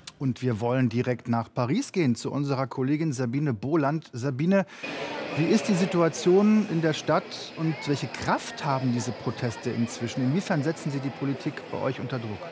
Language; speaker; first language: German; native; German